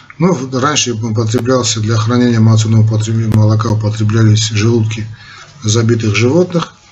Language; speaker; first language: Russian; non-native, local second language; Armenian